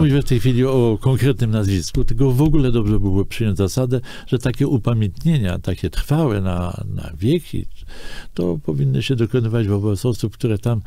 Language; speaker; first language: Polish; native; Polish